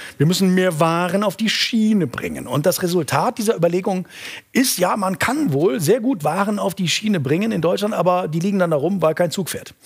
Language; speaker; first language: German; native; German